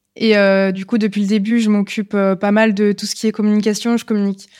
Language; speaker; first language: French; native; French